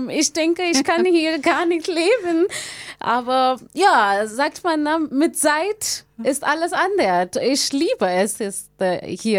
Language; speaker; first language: German; non-native, fluent; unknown